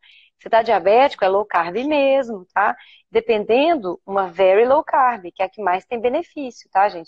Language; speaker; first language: Portuguese; native; Portuguese